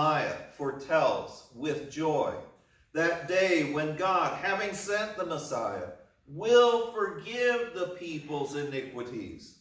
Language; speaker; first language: English; native; English